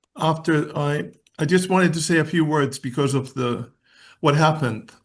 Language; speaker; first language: English; non-native, fluent; Icelandic